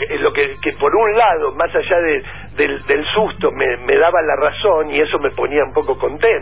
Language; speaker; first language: Spanish; native; Spanish